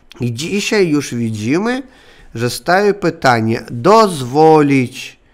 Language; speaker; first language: Polish; non-native, learner; Russian